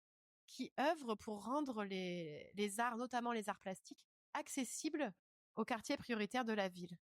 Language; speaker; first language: French; native; French